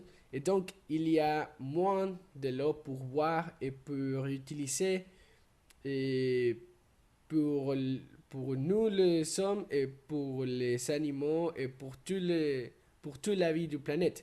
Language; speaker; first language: French; non-native, learner; Spanish